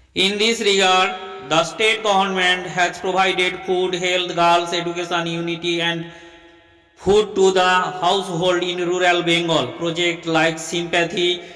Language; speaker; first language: English; non-native, local second language; Bangla